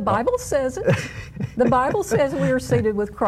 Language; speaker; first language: English; native; English